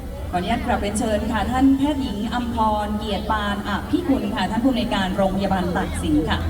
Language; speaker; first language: Thai; native; Thai